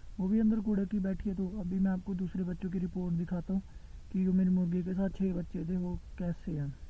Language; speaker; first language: Hindi; non-native, local second language; Punjabi